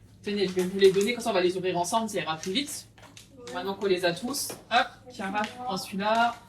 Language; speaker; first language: French; native; French